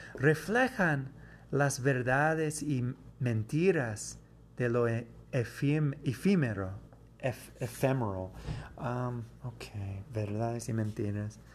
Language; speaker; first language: Spanish; non-native, fluent; English